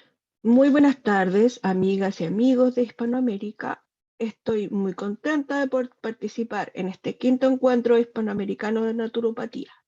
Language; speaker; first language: Spanish; native; Spanish